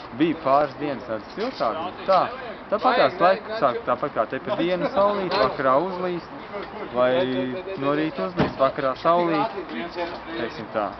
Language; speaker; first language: Latvian; non-native, local second language; Russian